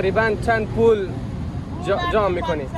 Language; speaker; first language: Persian; non-native, learner; Urdu